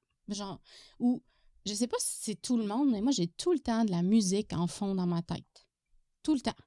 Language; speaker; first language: French; native; French